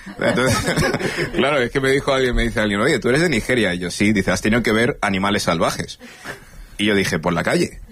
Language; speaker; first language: Spanish; early bilingual, other home language; English